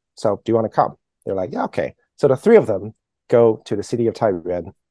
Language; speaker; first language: English; early bilingual, other home language; Chinese